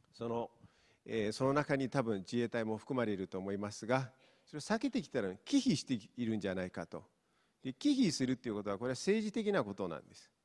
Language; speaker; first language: Japanese; non-native, fluent; Mongolian